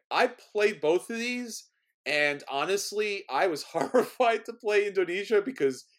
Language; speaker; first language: English; native; English